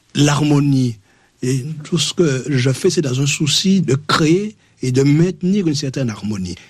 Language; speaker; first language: French; native; French